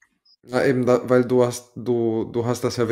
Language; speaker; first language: German; non-native, fluent; Italian